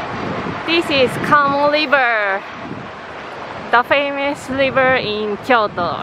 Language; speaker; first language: English; non-native, fluent; Japanese